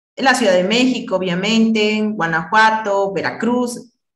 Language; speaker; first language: Spanish; native; Spanish